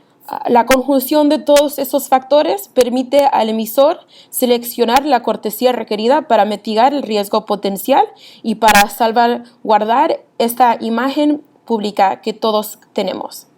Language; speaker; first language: Spanish; early bilingual, heritage; Spanish